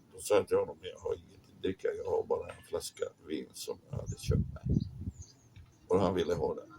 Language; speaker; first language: Swedish; non-native, fluent; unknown